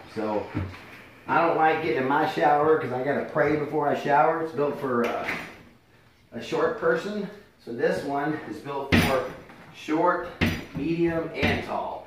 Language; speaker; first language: English; native; English